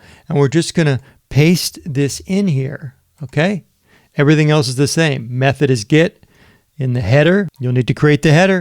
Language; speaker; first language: English; native; English